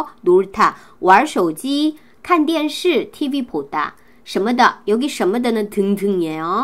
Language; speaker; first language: Korean; non-native, fluent; Chinese